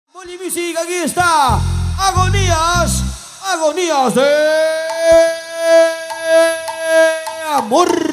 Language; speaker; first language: Spanish; native; Spanish